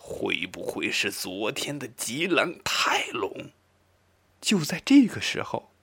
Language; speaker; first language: Chinese; native; Chinese